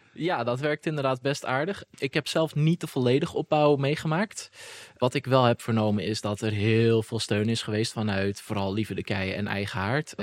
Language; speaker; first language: Dutch; native; Dutch